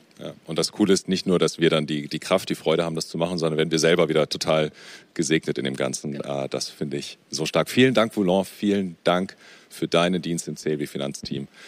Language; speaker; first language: German; native; German